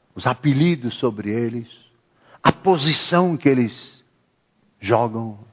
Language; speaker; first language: Portuguese; non-native, fluent; Arabic